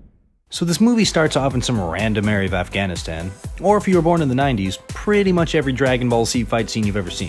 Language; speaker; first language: English; native; English